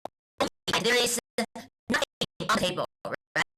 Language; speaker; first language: English; non-native, fluent; Chinese